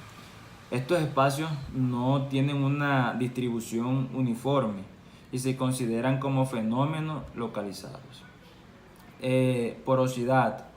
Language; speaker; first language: Spanish; native; Spanish